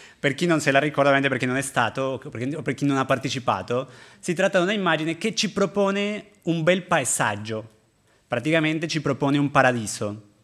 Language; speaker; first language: Italian; non-native, fluent; Spanish